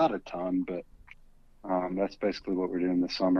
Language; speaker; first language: English; native; English